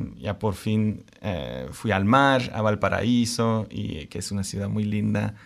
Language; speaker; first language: Spanish; non-native, fluent; French